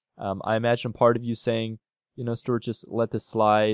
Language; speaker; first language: English; native; English